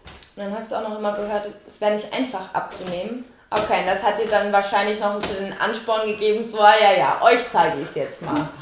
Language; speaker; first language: German; native; German